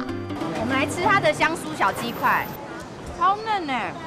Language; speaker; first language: Chinese; native; Chinese